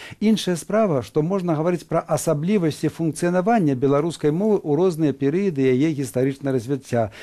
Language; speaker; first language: Belarusian; native; Belarusian